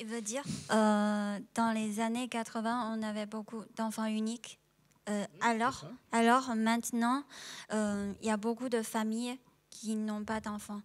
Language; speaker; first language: French; non-native, fluent; Chinese